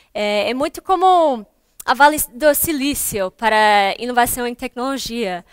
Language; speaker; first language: Portuguese; non-native, fluent; English